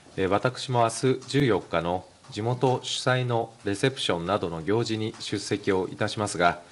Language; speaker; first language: Japanese; native; Japanese